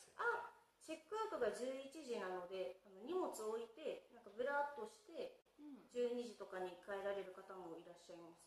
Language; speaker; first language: Japanese; native; Japanese